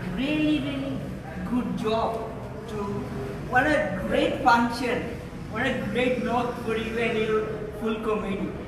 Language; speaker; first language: English; non-native, local second language; Bangla